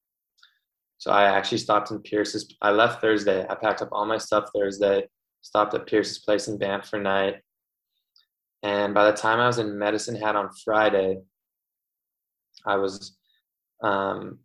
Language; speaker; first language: English; native; English